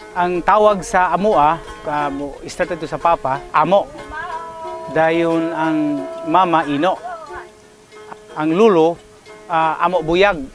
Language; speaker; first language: Cebuano; non-native, local second language; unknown